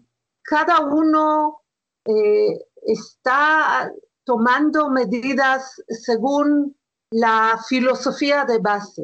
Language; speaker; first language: Spanish; non-native, fluent; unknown